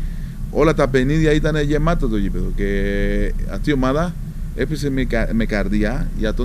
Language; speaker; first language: Greek; non-native, fluent; Spanish